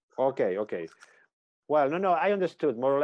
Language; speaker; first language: English; non-native, learner; Spanish